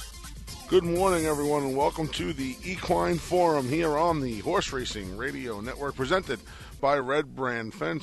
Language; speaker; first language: English; native; English